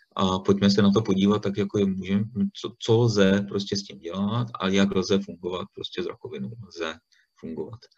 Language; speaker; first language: Czech; native; Czech